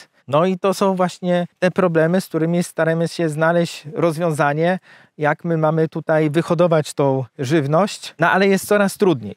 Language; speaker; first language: Polish; native; Polish